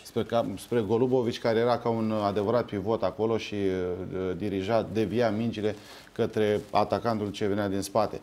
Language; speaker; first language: Romanian; native; Romanian